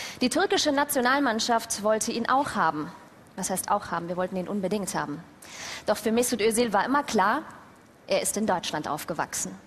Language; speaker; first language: German; early bilingual, other home language; Turkish